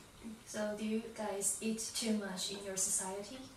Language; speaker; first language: English; non-native, learner; Chinese